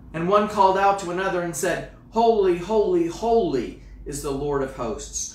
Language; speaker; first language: English; native; English